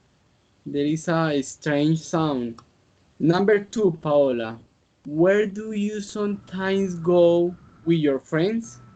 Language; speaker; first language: English; non-native, learner; Spanish